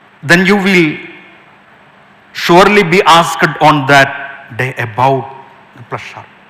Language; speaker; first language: English; non-native, local second language; Malayalam